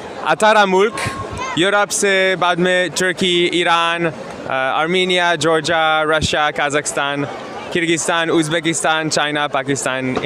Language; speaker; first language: Hindi; non-native, learner; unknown